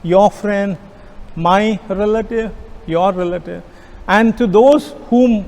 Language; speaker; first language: English; non-native, local second language; Kannada